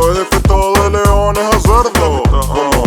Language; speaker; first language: Spanish; native; Spanish